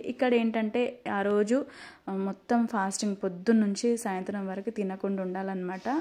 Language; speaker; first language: Telugu; non-native, local second language; Lambadi